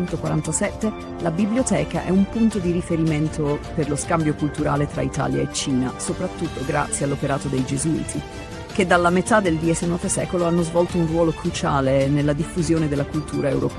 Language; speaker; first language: Italian; native; Italian